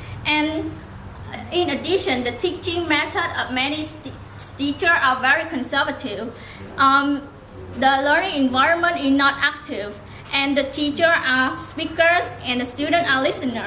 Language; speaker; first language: English; non-native, learner; Vietnamese